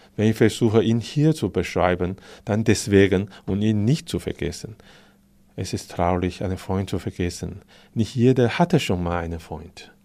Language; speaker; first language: German; non-native, fluent; Chinese